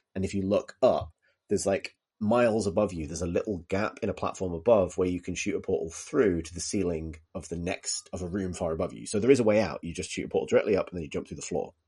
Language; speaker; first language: English; native; English